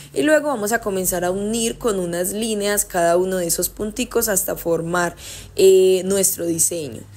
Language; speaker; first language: Spanish; native; Spanish